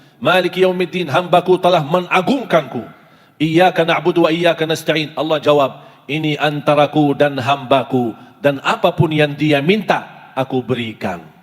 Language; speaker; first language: Malay; non-native, fluent; Arabic